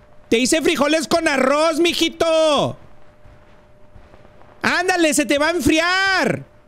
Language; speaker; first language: Spanish; early bilingual, heritage; Spanish